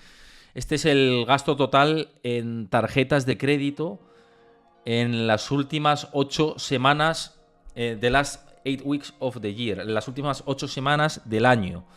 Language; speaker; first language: Spanish; native; Spanish